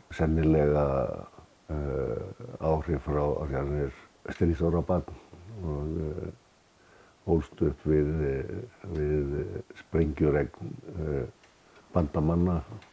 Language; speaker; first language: Icelandic; native; Icelandic